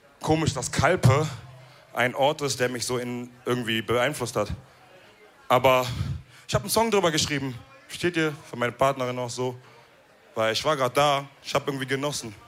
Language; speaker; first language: German; early bilingual, other home language; Wolof